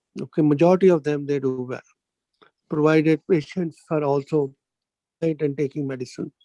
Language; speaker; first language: English; non-native, local second language; Punjabi